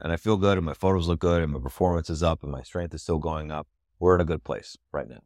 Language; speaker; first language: English; native; English